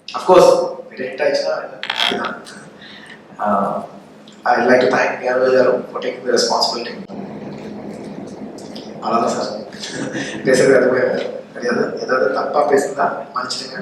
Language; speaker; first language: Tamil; non-native, local second language; Telugu